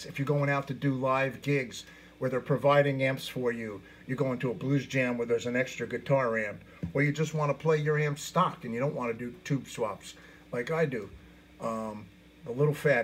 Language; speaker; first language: English; native; English